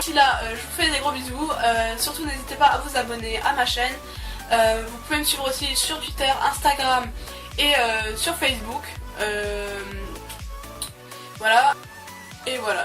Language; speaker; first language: French; native; French